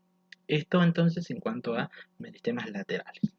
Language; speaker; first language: Spanish; native; Spanish